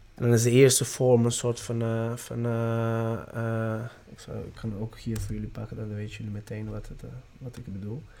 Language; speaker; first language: Dutch; non-native, fluent; Portuguese